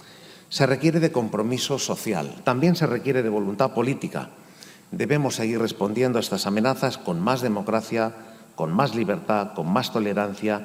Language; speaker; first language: Spanish; native; Spanish